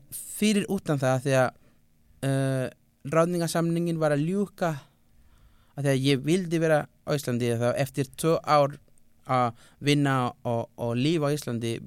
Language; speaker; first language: Icelandic; non-native, fluent; Spanish